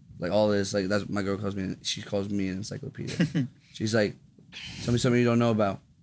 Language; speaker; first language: English; native; English